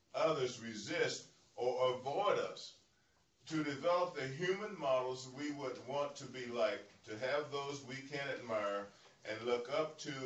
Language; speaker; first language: English; native; English